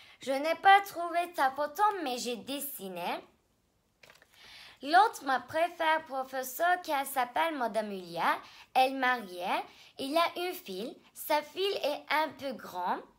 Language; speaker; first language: French; non-native, learner; Turkish